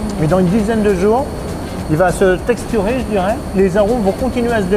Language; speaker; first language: French; native; French